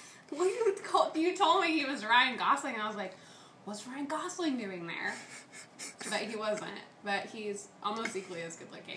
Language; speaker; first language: English; native; English